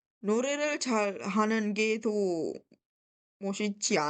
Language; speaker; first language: Korean; non-native, fluent; Sinhala